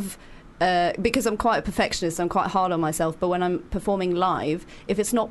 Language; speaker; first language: English; non-native, fluent; Norwegian